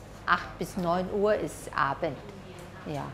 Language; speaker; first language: German; non-native, fluent; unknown